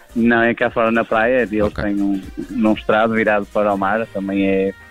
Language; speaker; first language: Portuguese; native; Portuguese